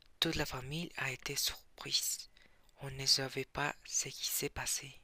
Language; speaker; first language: French; non-native, learner; Spanish